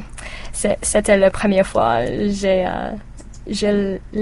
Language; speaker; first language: French; non-native, learner; English